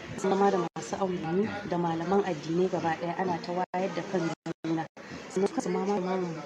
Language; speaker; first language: Hausa; native; Hausa